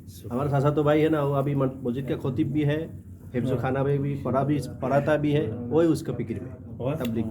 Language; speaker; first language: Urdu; non-native, fluent; Bangla